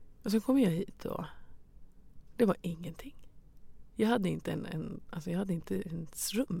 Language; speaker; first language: Swedish; non-native, fluent; Persian